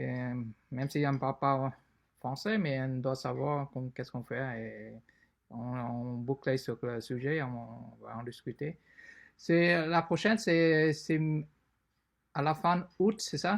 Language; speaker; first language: French; non-native, fluent; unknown